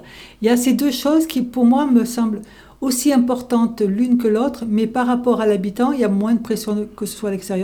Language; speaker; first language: French; native; French